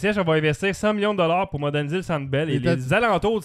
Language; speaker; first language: French; native; French